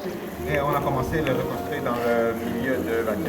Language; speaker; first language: French; non-native, fluent; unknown